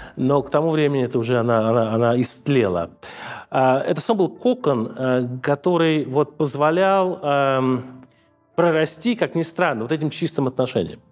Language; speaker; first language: Russian; native; Russian